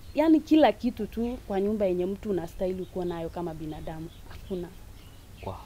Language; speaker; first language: Swahili; non-native, local second language; Kalenjin